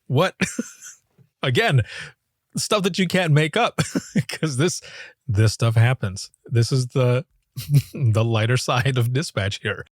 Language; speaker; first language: English; native; English